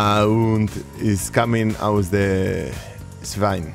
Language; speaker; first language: German; non-native, learner; Spanish